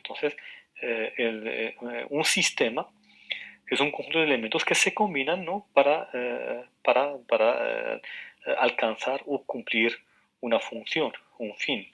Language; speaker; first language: Spanish; non-native, fluent; Arabic